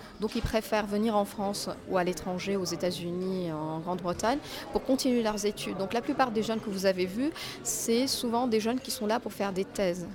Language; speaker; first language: French; non-native, local second language; Arabic